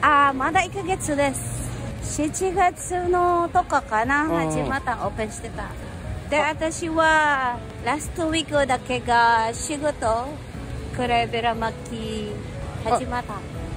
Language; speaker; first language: Japanese; non-native, learner; Filipino